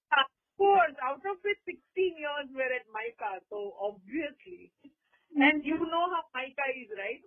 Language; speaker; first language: English; non-native, local second language; Gujarati